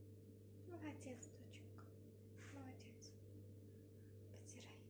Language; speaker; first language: Russian; native; Russian